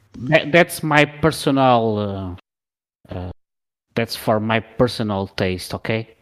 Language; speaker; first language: English; non-native, learner; Portuguese